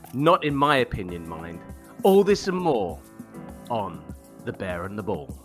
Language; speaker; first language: English; native; English